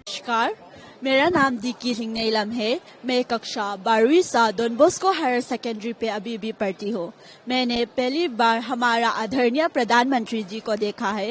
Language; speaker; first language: Hindi; non-native, local second language; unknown